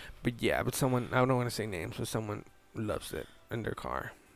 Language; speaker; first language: English; non-native, fluent; Spanish